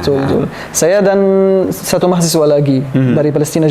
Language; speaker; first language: Indonesian; non-native, learner; Arabic